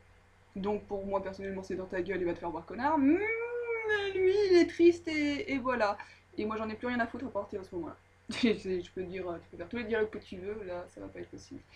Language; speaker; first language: French; native; French